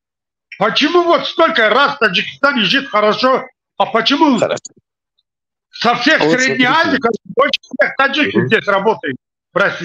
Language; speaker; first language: Russian; non-native, local second language; Tajik